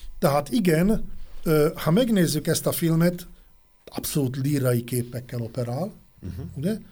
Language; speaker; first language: Hungarian; native; Hungarian